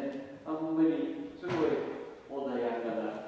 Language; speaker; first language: Japanese; non-native, learner; English